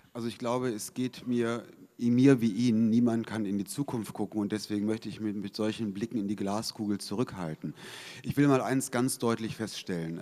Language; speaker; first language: German; native; German